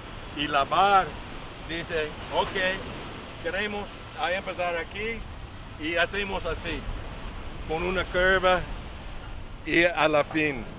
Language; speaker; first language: Spanish; non-native, learner; English